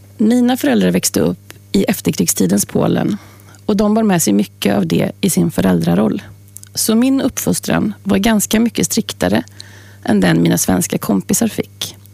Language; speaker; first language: Swedish; native; Swedish